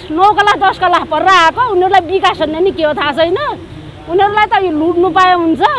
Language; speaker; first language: Nepali; non-native, local second language; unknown